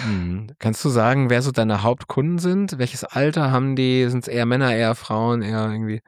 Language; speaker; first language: German; native; German